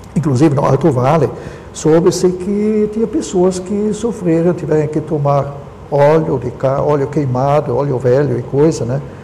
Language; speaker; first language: Portuguese; non-native, local second language; German